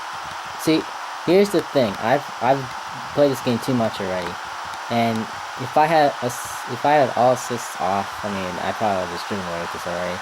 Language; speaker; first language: English; native; English